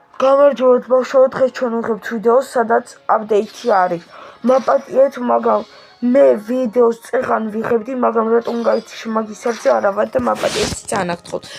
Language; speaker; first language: Georgian; non-native, local second language; Russian